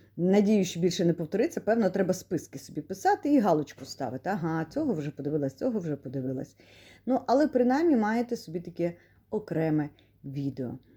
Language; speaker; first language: Ukrainian; non-native, local second language; Russian